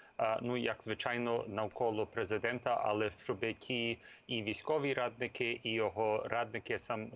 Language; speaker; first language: Ukrainian; early bilingual, heritage; English